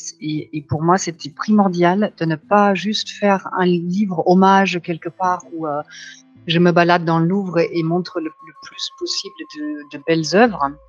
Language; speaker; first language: French; non-native, fluent; German